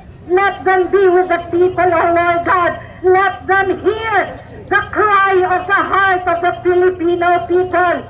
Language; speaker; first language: English; non-native, local second language; Filipino